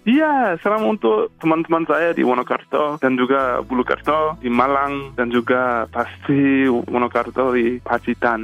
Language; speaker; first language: Indonesian; non-native, fluent; English